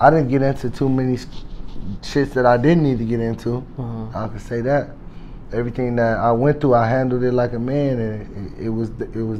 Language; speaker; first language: English; native; English